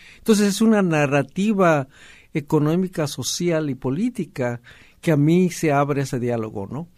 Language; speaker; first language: Spanish; native; Spanish